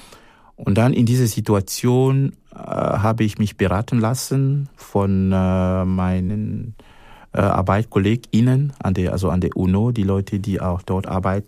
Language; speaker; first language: German; non-native, fluent; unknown